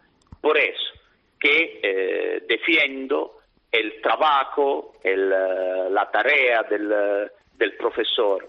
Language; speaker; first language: Spanish; non-native, fluent; Italian